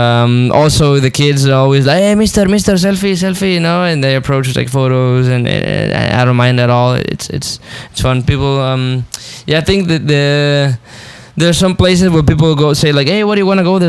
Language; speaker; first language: English; non-native, fluent; Spanish